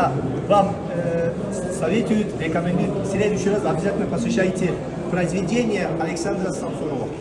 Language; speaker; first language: Russian; non-native, fluent; Turkish